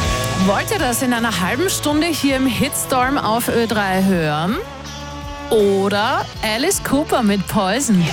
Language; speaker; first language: German; native; German